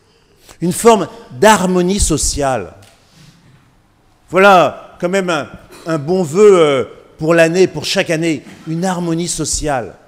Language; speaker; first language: French; native; French